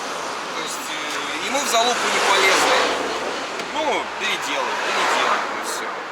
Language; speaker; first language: Russian; native; Russian